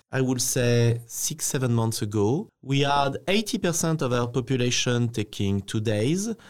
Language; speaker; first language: English; non-native, fluent; French